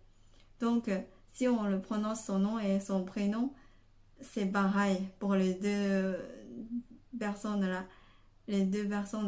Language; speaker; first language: French; non-native, fluent; Chinese